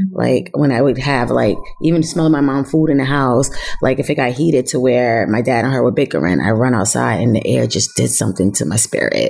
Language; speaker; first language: English; native; English